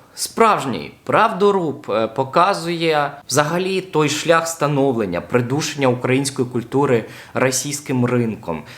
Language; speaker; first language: Ukrainian; non-native, local second language; Russian